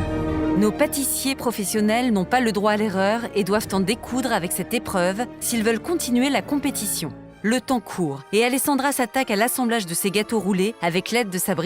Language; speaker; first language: French; native; French